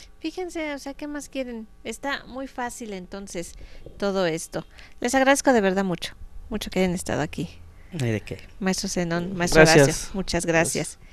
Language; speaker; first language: Spanish; native; Spanish